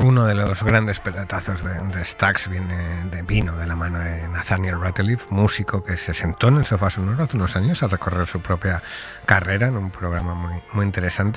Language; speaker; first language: Spanish; native; Spanish